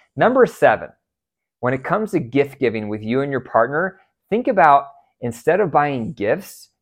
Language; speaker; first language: English; native; English